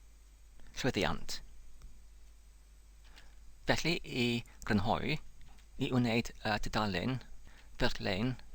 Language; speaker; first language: Welsh; non-native, fluent; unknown